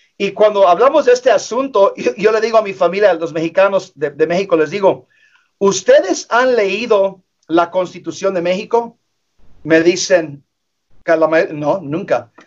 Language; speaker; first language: Spanish; early bilingual, heritage; English